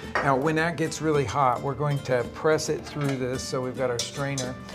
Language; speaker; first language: English; native; English